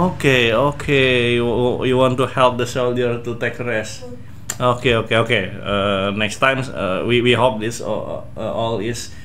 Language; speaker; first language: English; non-native, learner; Indonesian